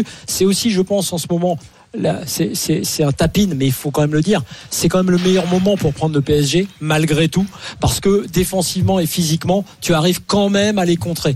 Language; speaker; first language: French; native; French